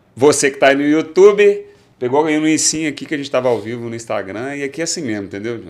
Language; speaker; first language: Portuguese; native; Portuguese